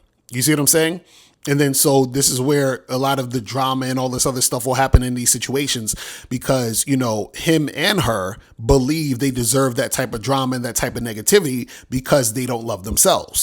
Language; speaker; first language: English; native; English